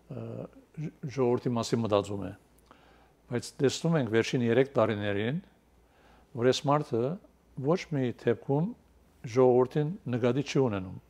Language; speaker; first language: Armenian; early bilingual, heritage; Armenian